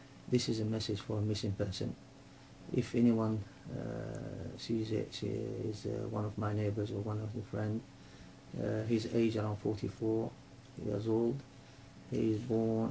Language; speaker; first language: English; non-native, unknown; Arabic